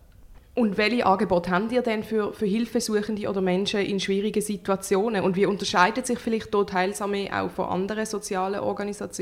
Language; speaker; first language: German; native; German